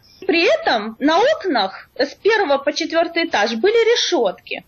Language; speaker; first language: Russian; native; Russian